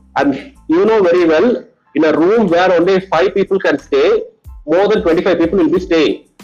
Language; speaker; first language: English; non-native, local second language; Tamil